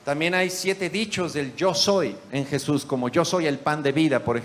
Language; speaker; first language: Spanish; native; Spanish